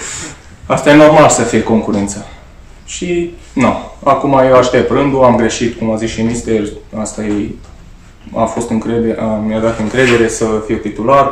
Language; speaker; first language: Romanian; non-native, local second language; Hungarian